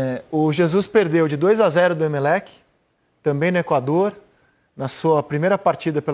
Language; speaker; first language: Portuguese; native; Portuguese